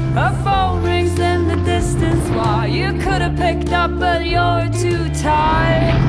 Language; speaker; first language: English; non-native, fluent; Norwegian